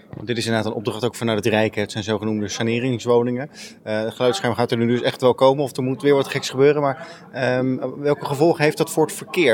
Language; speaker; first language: Dutch; native; Dutch